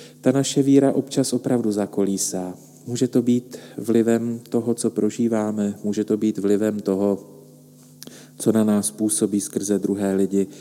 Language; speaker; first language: Czech; native; Czech